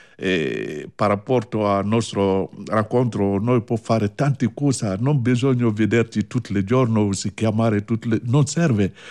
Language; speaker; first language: Italian; non-native, learner; Bambara